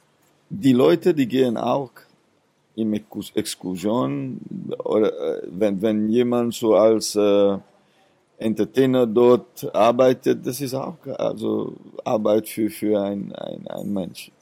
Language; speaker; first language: German; non-native, fluent; Seselwa Creole French